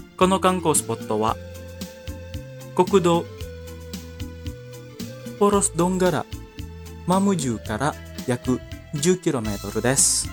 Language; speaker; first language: Japanese; non-native, fluent; Indonesian